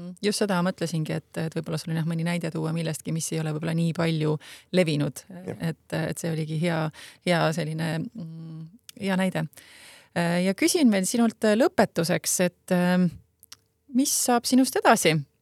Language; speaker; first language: Estonian; native; Estonian